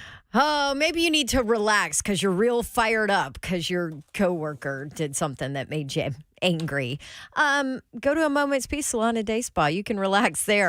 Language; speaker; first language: English; native; English